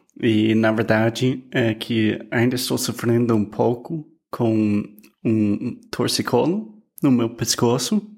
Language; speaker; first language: Portuguese; non-native, fluent; English